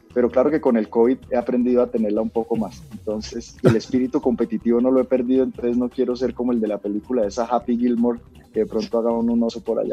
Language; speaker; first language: Spanish; native; Spanish